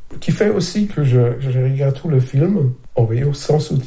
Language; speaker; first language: French; non-native, fluent; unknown